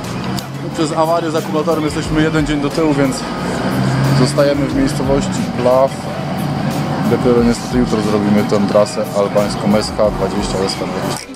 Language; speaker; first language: Polish; native; Polish